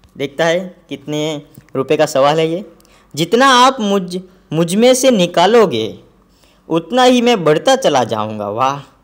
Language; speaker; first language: Hindi; non-native, local second language; Gujarati